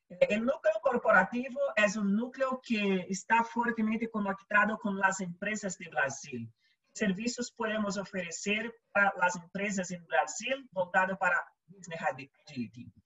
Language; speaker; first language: Spanish; non-native, local second language; Portuguese